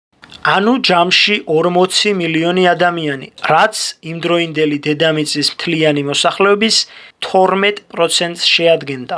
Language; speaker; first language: Georgian; native; Georgian